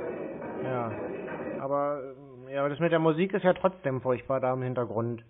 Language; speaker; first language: German; native; German